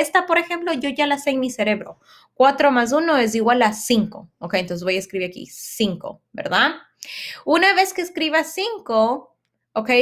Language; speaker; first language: Spanish; early bilingual, heritage; Spanish